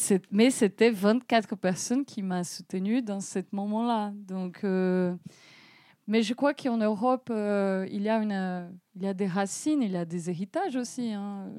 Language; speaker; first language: French; non-native, fluent; Portuguese